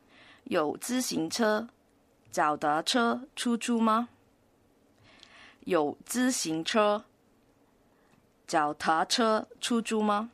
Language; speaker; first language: Chinese; non-native, local second language; Cantonese